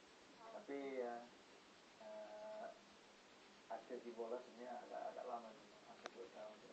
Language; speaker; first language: Indonesian; non-native, fluent; English